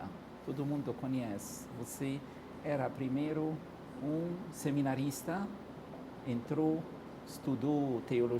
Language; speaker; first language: Portuguese; non-native, fluent; Arabic